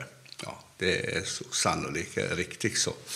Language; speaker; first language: Swedish; non-native, fluent; Cantonese